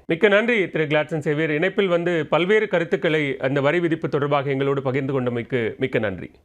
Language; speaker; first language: Tamil; native; Tamil